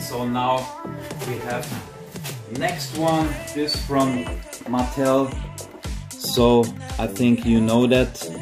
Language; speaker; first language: English; non-native, learner; German